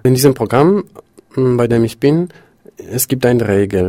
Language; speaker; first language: German; non-native, fluent; Polish